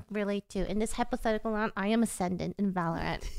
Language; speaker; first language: English; early bilingual, other home language; Korean